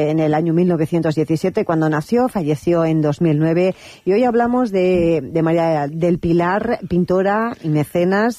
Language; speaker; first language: Spanish; native; Spanish